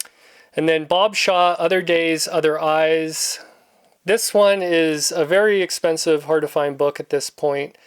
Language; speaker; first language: English; native; English